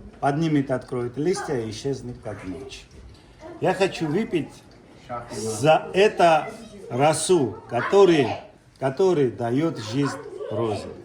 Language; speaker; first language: Russian; non-native, local second language; Georgian